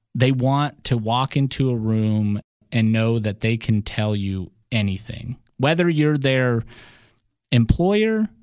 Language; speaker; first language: English; early bilingual, other home language; Russian